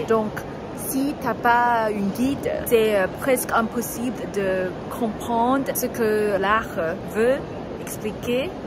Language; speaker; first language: French; non-native, learner; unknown